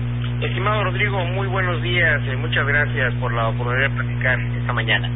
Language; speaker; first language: Spanish; native; Spanish